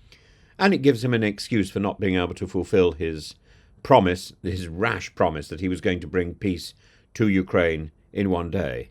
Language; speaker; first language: English; native; English